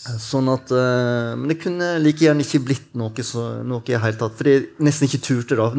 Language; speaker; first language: Norwegian; native; Norwegian